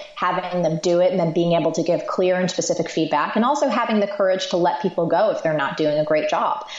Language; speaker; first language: English; native; English